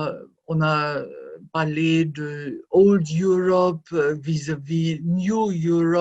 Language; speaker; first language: French; non-native, fluent; German